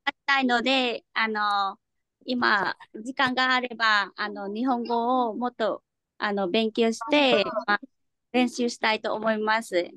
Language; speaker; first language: Japanese; non-native, learner; Vietnamese